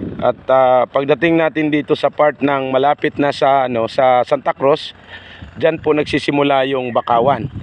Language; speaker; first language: Filipino; non-native, local second language; Cebuano